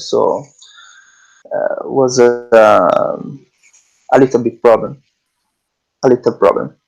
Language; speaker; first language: English; non-native, learner; Italian